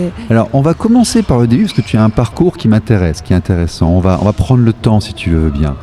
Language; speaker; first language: French; native; French